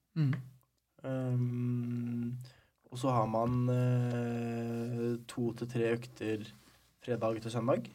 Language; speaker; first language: Norwegian; early bilingual, other home language; Arabic